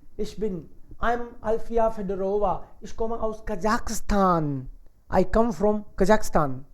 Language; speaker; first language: Hindi; native; Hindi